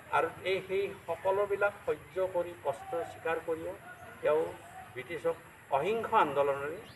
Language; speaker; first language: Assamese; non-native, local second language; Bangla